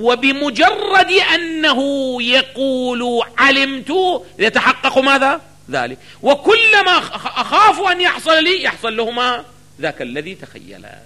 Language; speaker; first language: Arabic; native; Arabic